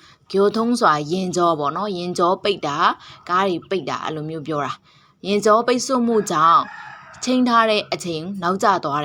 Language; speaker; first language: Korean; non-native, fluent; Burmese